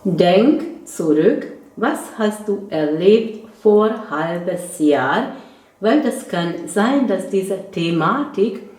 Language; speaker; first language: German; non-native, fluent; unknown